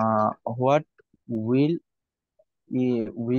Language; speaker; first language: English; non-native, learner; Bangla